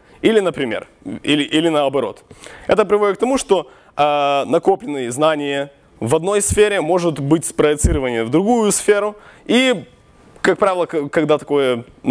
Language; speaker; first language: Russian; non-native, local second language; Ukrainian